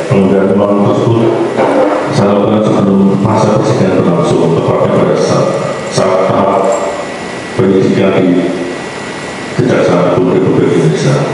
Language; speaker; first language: Indonesian; non-native, local second language; Javanese